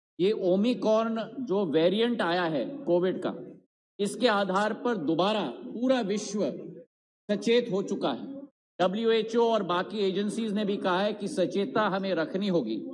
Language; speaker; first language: Hindi; native; Hindi